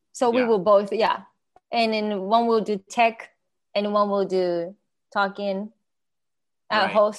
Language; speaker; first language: English; non-native, learner; Japanese